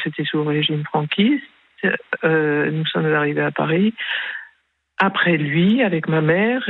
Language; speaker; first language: French; early bilingual, other home language; Spanish